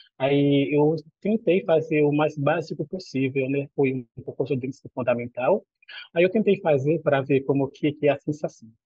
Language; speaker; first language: Portuguese; non-native, fluent; Haitian Creole